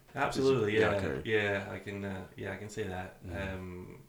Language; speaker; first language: English; non-native, fluent; Greek